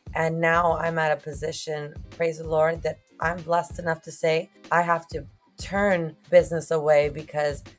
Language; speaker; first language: English; early bilingual, other home language; Spanish